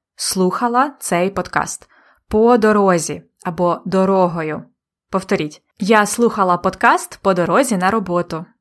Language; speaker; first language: Ukrainian; native; Ukrainian